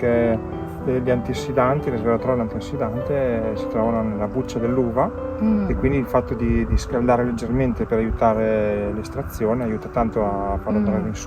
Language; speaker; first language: Italian; native; Italian